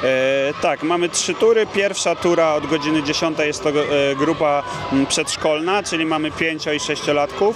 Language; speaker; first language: Polish; native; Polish